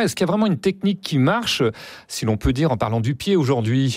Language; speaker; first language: French; native; French